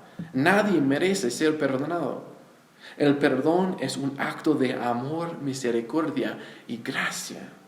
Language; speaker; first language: Spanish; non-native, fluent; English